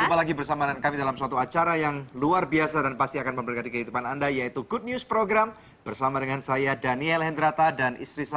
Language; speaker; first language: Indonesian; native; Indonesian